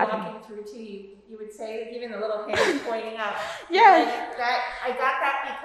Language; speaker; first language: English; native; English